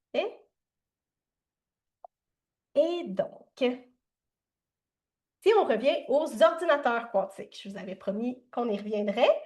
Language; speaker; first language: French; native; French